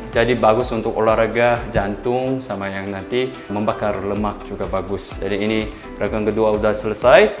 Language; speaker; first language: Indonesian; non-native, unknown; Korean